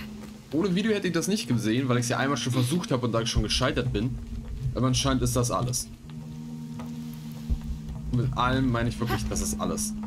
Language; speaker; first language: German; native; German